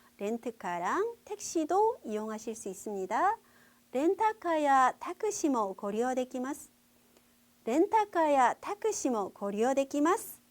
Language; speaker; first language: Korean; native; Korean